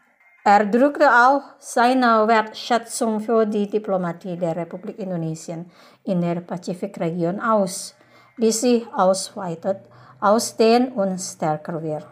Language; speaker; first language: German; non-native, fluent; Indonesian